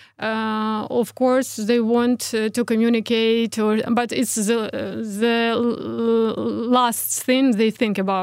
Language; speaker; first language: English; non-native, fluent; Ukrainian